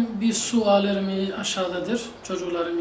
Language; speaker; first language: Turkish; non-native, learner; Arabic